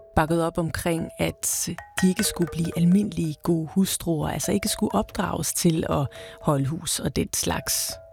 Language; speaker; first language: Danish; native; Danish